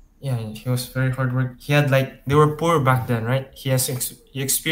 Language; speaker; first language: English; non-native, local second language; Chinese